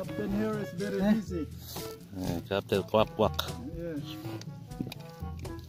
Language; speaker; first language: English; non-native, learner; Filipino